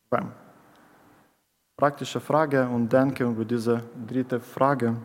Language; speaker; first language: German; non-native, learner; Ukrainian